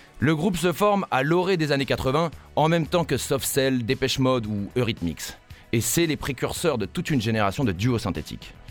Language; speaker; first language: French; native; French